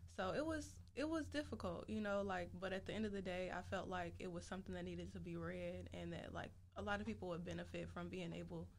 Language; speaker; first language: English; native; English